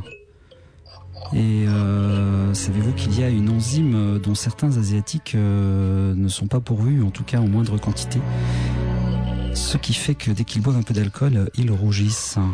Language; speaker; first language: French; native; French